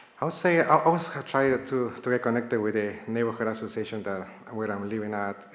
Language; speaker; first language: English; non-native, fluent; Spanish